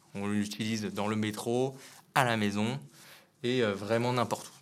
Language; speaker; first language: French; non-native, fluent; Vietnamese